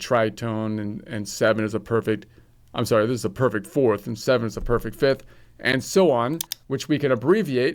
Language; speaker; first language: English; native; English